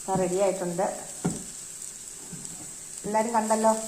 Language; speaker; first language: Malayalam; native; Malayalam